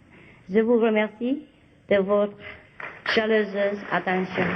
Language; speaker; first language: French; non-native, fluent; Vietnamese